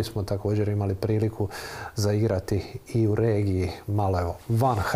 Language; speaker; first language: Croatian; native; Croatian